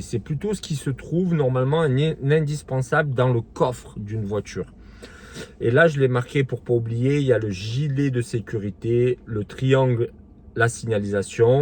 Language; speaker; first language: French; native; French